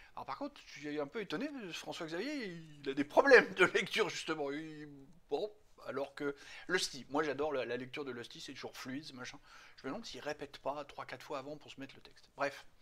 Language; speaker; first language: French; native; French